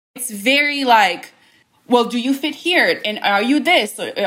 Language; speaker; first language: English; early bilingual, other home language; Bosnian